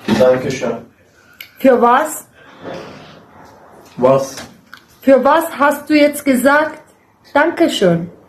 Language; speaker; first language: German; early bilingual, other home language; Turkish